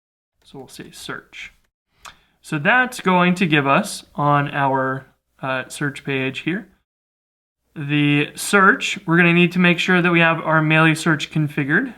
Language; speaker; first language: English; native; English